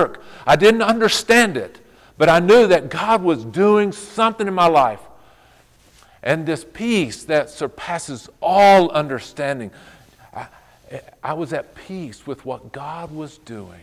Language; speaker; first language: English; native; English